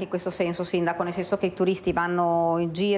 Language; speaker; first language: Italian; native; Italian